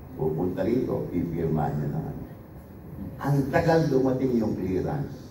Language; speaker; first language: Filipino; non-native, local second language; Iloko